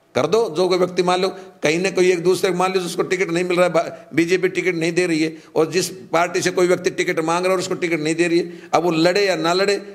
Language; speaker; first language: Hindi; native; Hindi